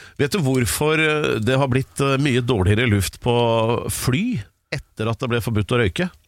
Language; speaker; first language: Norwegian; native; Norwegian